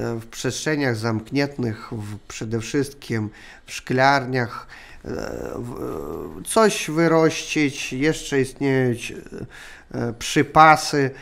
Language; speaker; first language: Polish; non-native, learner; Russian